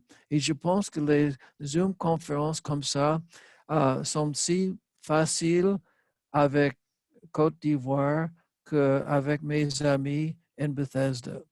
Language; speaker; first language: French; non-native, learner; English